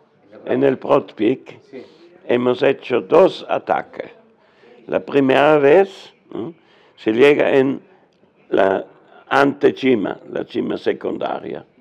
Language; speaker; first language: Spanish; non-native, learner; German